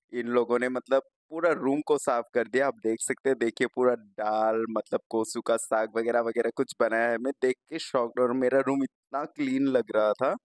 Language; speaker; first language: Hindi; non-native, local second language; Bangla